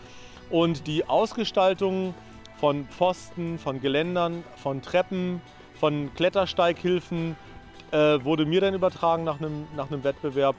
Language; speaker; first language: German; native; German